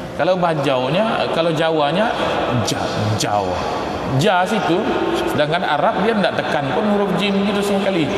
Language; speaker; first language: Malay; native; Malay